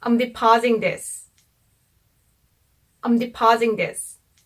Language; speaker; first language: English; non-native, fluent; Korean